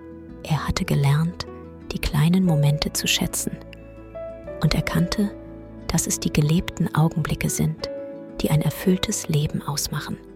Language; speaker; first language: German; native; German